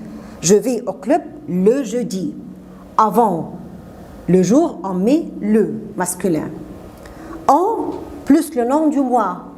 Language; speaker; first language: French; non-native, fluent; Arabic